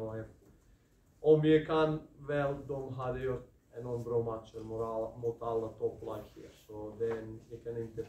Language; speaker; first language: Swedish; non-native, fluent; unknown